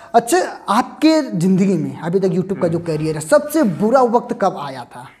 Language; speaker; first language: Hindi; native; Hindi